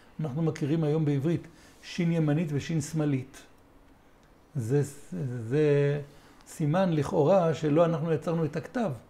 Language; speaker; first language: Hebrew; native; Hebrew